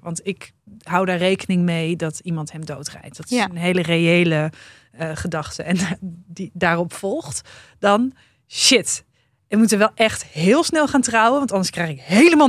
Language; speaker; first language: Dutch; native; Dutch